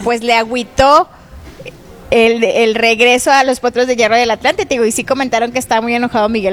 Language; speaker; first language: Spanish; native; Spanish